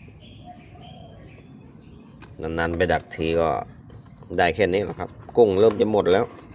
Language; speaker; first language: Thai; native; Thai